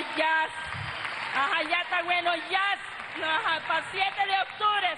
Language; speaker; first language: Spanish; non-native, local second language; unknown